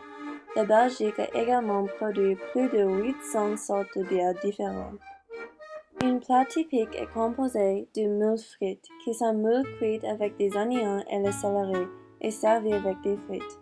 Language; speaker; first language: French; non-native, learner; English